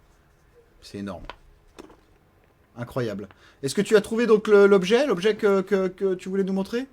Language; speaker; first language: French; native; French